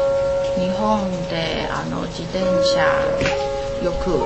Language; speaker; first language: Japanese; non-native, learner; Chinese